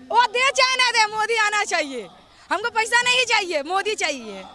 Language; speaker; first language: Hindi; native; Hindi